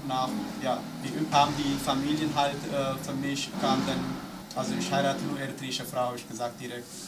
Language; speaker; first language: German; non-native, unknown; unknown